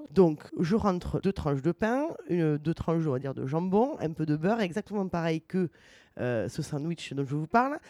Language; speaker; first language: French; native; French